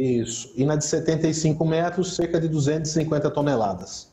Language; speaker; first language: Portuguese; native; Portuguese